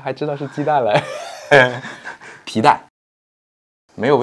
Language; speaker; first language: Chinese; native; Chinese